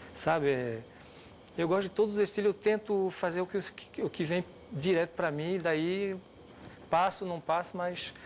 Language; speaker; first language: Portuguese; non-native, fluent; French